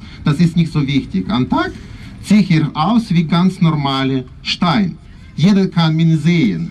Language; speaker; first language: German; non-native, learner; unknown